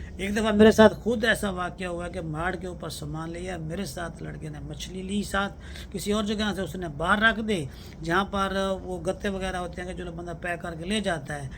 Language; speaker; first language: Urdu; non-native, local second language; Punjabi